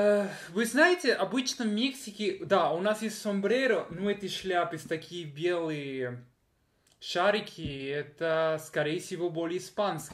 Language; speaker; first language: Russian; non-native, fluent; Spanish